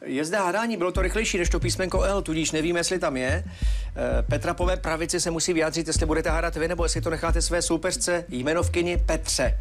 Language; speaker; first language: Czech; native; Czech